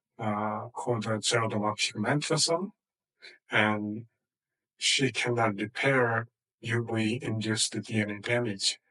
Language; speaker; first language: English; non-native, fluent; Korean